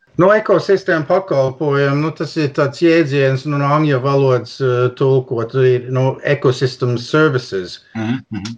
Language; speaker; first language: Latvian; early bilingual, heritage; Latvian